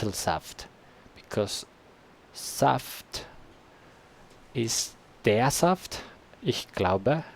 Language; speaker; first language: German; non-native, learner; Spanish